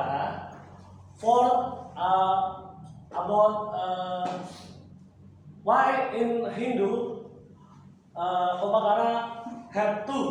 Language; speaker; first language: English; non-native, learner; Indonesian